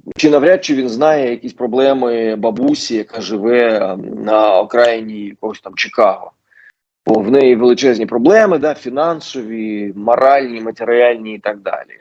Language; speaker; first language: Ukrainian; non-native, local second language; Russian